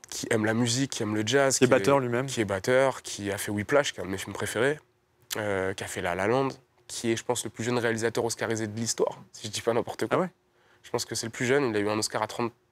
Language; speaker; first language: French; native; French